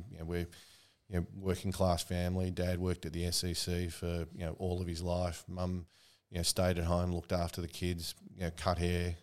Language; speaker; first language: English; native; English